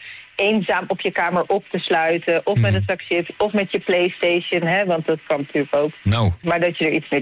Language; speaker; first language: Dutch; native; Dutch